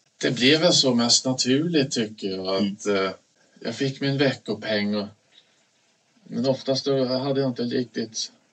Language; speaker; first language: Swedish; native; Swedish